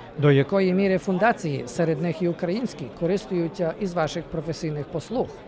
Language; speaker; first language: Ukrainian; early bilingual, heritage; Ukrainian